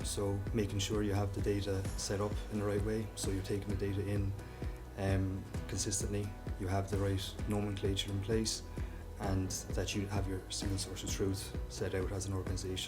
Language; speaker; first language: English; native; English